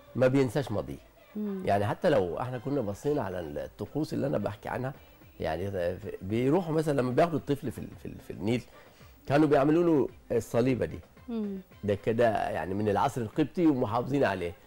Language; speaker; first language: Egyptian Arabic; non-native, local second language; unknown